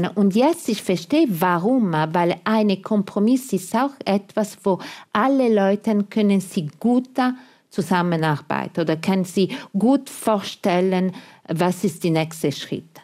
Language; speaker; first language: German; non-native, fluent; Italian